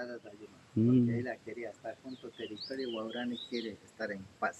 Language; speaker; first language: Spanish; non-native, local second language; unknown